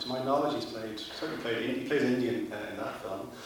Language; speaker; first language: English; native; English